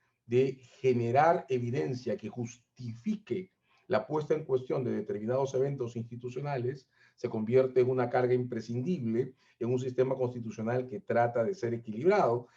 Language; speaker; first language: Spanish; native; Spanish